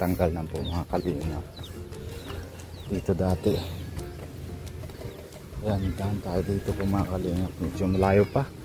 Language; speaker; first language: Filipino; non-native, local second language; Bikol